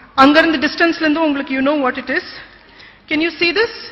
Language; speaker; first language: English; non-native, local second language; Tamil